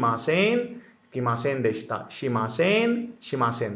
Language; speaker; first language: Japanese; non-native, fluent; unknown